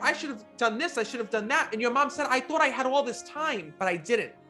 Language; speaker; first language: English; native; English